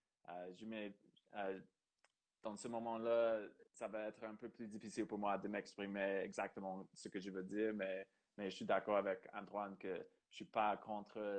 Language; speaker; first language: French; non-native, fluent; English